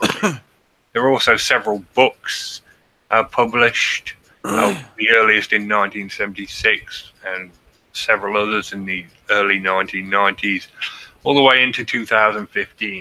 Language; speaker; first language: English; native; English